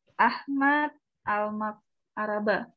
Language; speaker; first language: Turkish; non-native, learner; Indonesian